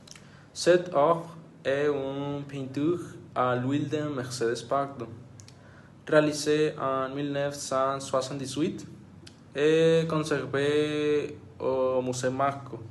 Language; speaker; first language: French; non-native, learner; Spanish